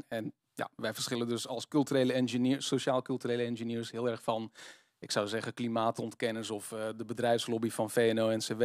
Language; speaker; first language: Dutch; native; Dutch